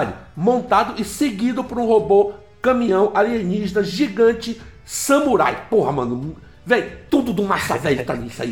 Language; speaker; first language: Portuguese; native; Portuguese